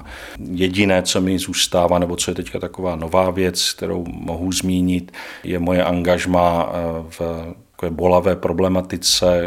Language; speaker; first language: Czech; native; Czech